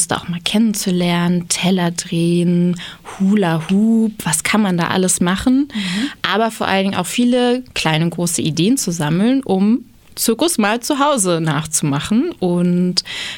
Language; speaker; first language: German; native; German